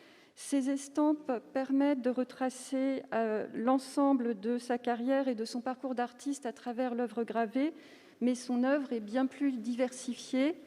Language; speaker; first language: French; native; French